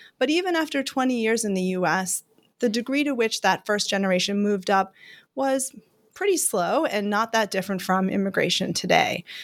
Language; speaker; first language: English; native; English